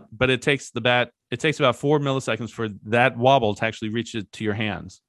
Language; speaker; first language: English; native; English